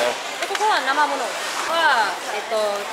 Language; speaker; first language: Japanese; non-native, fluent; Vietnamese